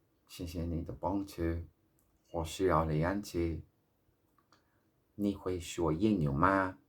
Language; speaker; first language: Chinese; non-native, learner; English